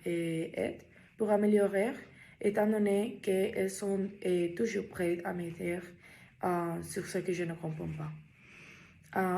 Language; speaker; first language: French; non-native, learner; Spanish